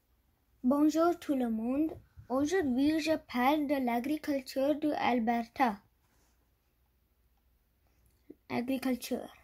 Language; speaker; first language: French; non-native, learner; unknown